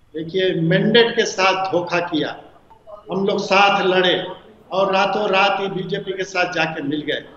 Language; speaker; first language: Hindi; native; Hindi